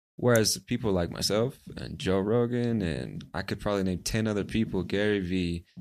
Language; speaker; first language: English; native; English